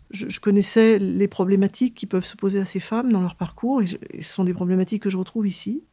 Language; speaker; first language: French; native; French